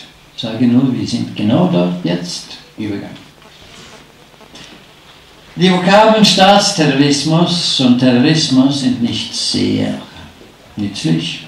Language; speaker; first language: German; non-native, fluent; Norwegian